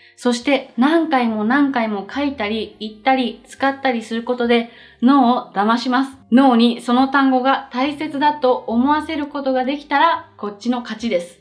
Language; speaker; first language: Japanese; native; Japanese